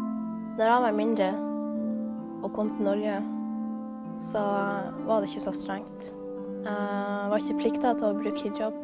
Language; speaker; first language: Norwegian; early bilingual, other home language; Somali